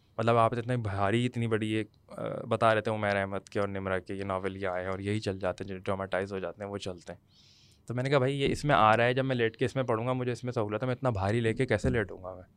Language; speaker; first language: Urdu; native; Urdu